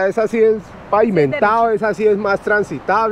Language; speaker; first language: Spanish; native; Spanish